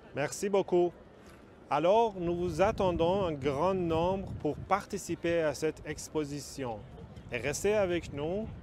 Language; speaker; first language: French; non-native, fluent; Persian